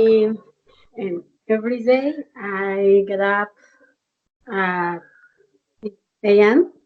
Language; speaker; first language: English; non-native, learner; Spanish